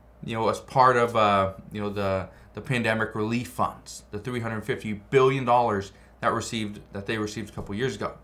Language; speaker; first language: English; native; English